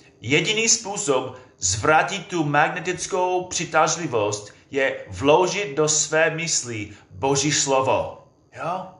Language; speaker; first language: Czech; non-native, fluent; English